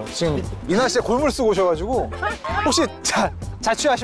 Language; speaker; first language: Korean; native; Korean